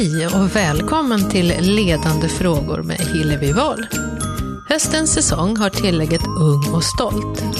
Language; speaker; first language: Swedish; native; Swedish